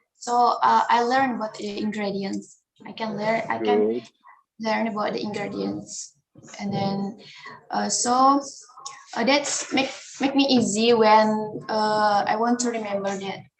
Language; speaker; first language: English; non-native, learner; Indonesian